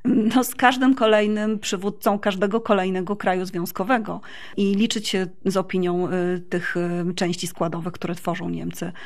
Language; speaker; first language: Polish; native; Polish